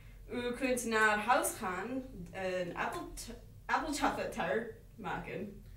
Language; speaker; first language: Dutch; non-native, learner; English